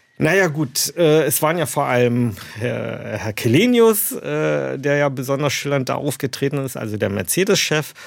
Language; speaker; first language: German; early bilingual, other home language; Chinese